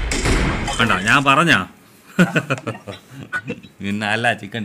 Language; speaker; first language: Malayalam; native; Malayalam